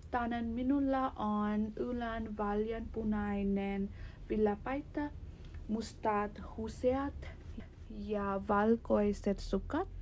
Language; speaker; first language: Finnish; non-native, learner; Nepali